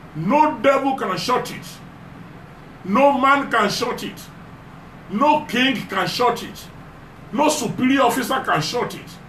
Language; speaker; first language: English; non-native, local second language; Yoruba